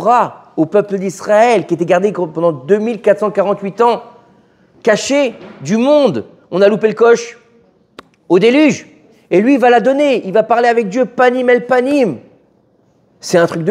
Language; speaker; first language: French; native; French